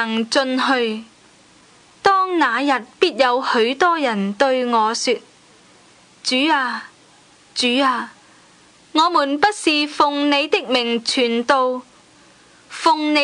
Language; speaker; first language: Cantonese; native; Cantonese